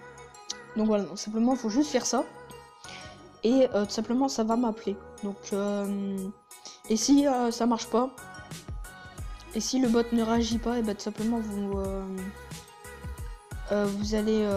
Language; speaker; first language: French; native; French